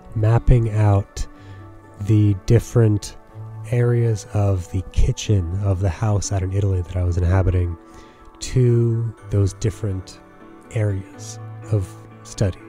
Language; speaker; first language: English; native; English